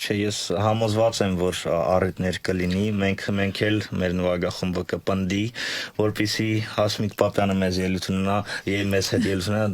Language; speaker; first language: Armenian; native; Armenian